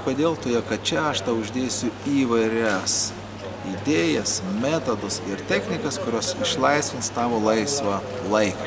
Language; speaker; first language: Lithuanian; native; Lithuanian